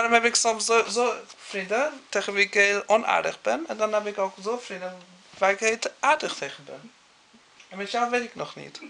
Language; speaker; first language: Dutch; non-native, fluent; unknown